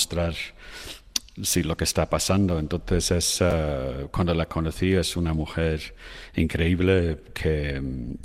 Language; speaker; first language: Spanish; non-native, fluent; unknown